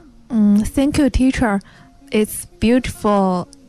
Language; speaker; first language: English; non-native, learner; Chinese